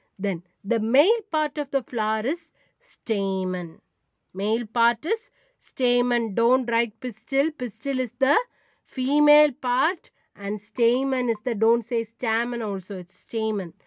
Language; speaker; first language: English; non-native, local second language; Tamil